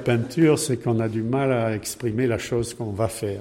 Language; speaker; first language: French; native; French